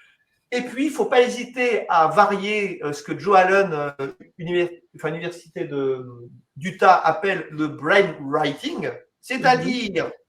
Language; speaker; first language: French; native; French